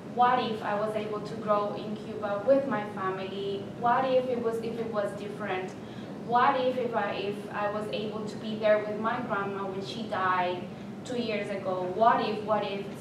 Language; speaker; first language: English; early bilingual, other home language; Spanish